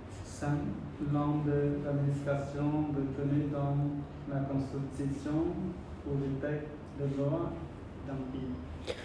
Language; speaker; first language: French; non-native, learner; Khmer